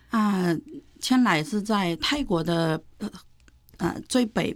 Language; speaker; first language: Chinese; non-native, fluent; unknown